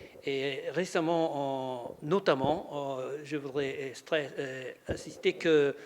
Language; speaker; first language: French; non-native, learner; Japanese